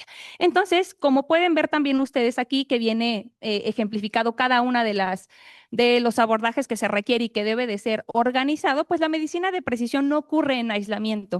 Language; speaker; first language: Spanish; native; Spanish